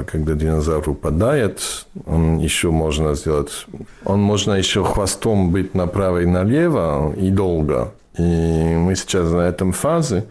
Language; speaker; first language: Russian; non-native, fluent; English